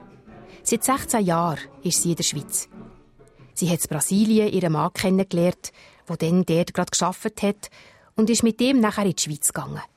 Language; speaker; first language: German; native; German